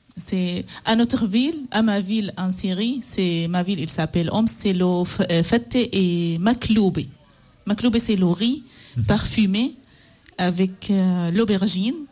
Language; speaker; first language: French; non-native, learner; Arabic